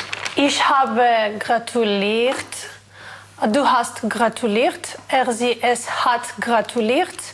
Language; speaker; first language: German; non-native, learner; Russian